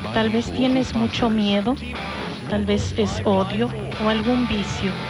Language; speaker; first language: Spanish; native; Spanish